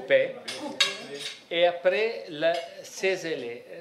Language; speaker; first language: French; non-native, fluent; Italian